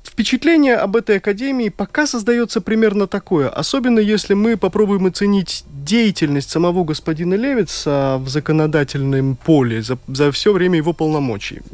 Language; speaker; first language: Russian; native; Russian